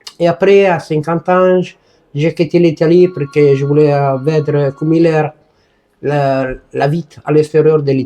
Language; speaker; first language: French; non-native, learner; Italian